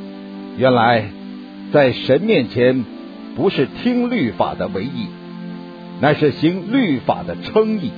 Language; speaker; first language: Chinese; native; Chinese